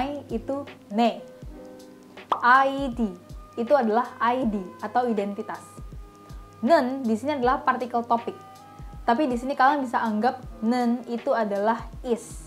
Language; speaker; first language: Indonesian; native; Indonesian